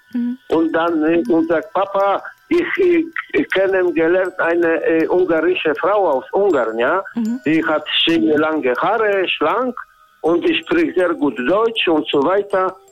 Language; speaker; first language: German; non-native, learner; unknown